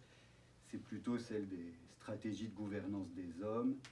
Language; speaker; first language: French; native; French